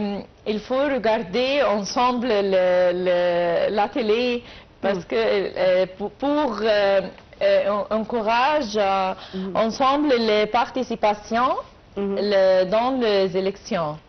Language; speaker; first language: French; non-native, learner; Arabic